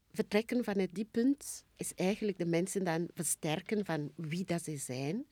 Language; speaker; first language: Dutch; non-native, fluent; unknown